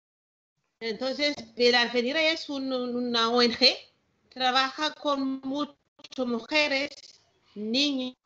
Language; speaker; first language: Spanish; non-native, learner; Malagasy